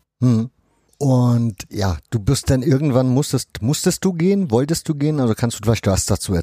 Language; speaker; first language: German; native; German